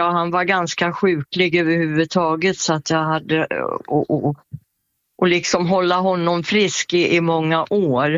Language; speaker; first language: Swedish; native; Swedish